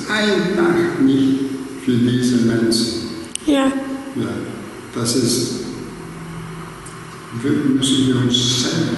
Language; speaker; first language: German; non-native, learner; Greek